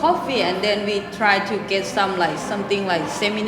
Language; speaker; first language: English; non-native, local second language; Thai